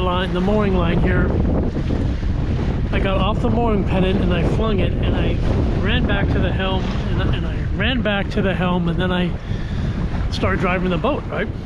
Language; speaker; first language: English; native; English